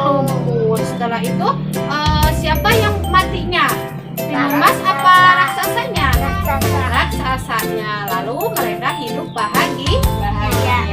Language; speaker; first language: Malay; non-native, local second language; Sundanese